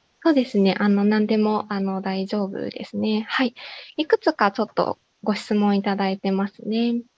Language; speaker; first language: Japanese; native; Japanese